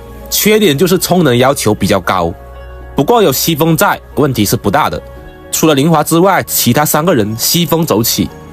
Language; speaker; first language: Chinese; native; Chinese